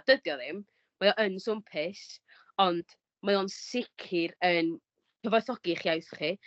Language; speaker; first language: Welsh; native; Welsh